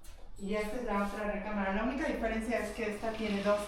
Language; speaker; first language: Spanish; native; Spanish